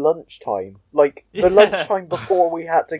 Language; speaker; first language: English; native; English